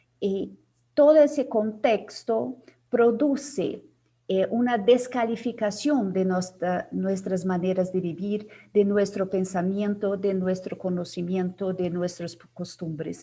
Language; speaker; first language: Spanish; non-native, fluent; Portuguese